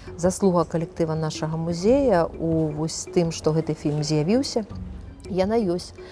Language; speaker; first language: Belarusian; native; Belarusian